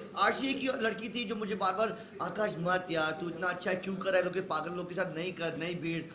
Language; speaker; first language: Hindi; native; Hindi